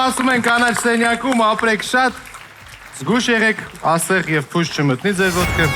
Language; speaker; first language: Armenian; native; Armenian